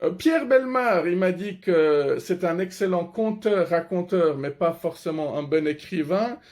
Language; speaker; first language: French; non-native, fluent; Persian